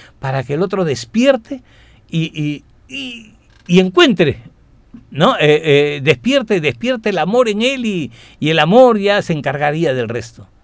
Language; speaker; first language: Spanish; native; Spanish